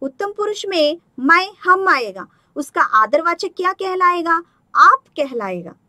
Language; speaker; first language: Hindi; non-native, local second language; Telugu